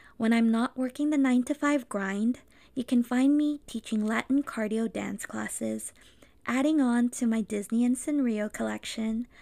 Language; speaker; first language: English; native; English